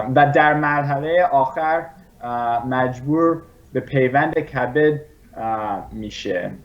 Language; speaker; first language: Persian; early bilingual, other home language; English